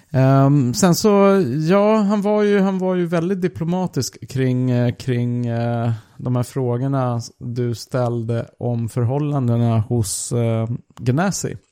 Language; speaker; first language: Swedish; native; Swedish